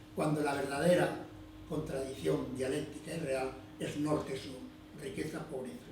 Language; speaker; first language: Spanish; non-native, local second language; Galician